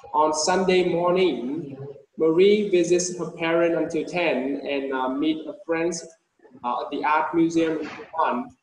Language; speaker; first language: English; non-native, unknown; Vietnamese